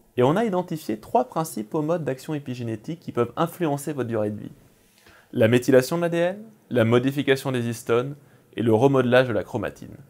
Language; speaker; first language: French; native; French